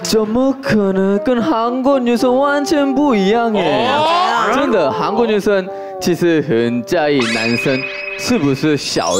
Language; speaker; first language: Chinese; non-native, fluent; Korean